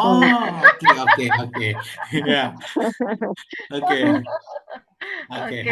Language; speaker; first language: Chinese; non-native, fluent; Indonesian